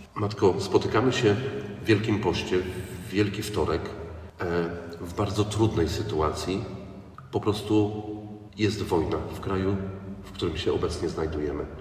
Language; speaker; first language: Polish; native; Polish